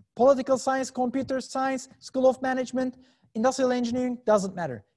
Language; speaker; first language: English; non-native, fluent; Turkish